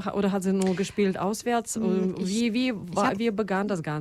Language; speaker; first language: German; non-native, fluent; Russian